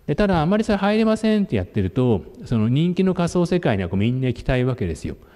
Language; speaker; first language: Japanese; native; Japanese